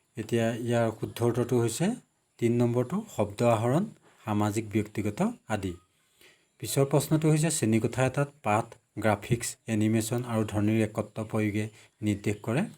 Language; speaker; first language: Assamese; native; Assamese